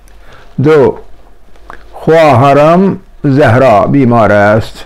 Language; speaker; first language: Persian; non-native, fluent; Urdu